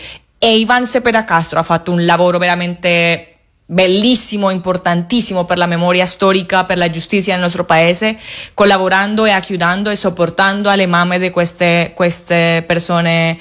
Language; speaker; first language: Italian; non-native, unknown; Spanish